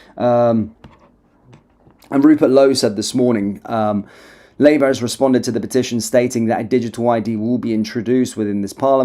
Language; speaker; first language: English; native; English